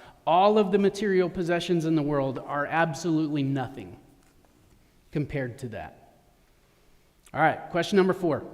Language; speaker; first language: English; native; English